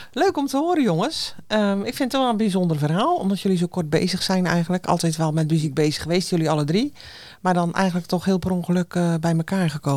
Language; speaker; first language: Dutch; native; Dutch